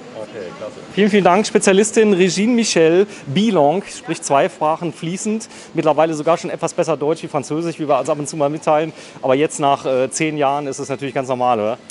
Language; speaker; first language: German; native; German